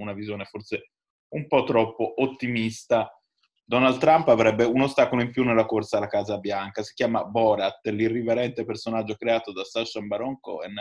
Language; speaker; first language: Italian; native; Italian